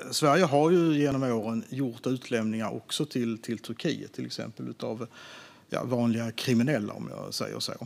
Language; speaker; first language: Swedish; native; Swedish